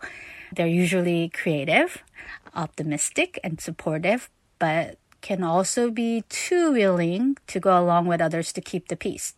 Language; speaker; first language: English; non-native, fluent; Korean